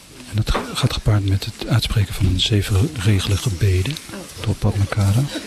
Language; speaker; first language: Dutch; native; Dutch